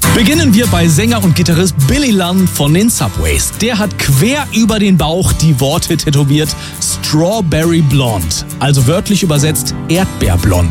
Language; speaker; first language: German; native; German